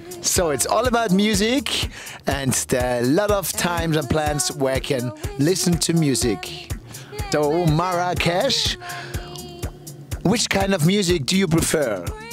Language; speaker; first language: English; non-native, fluent; German